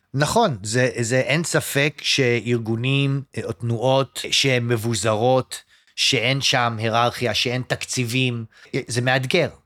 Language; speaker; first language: Hebrew; early bilingual, other home language; English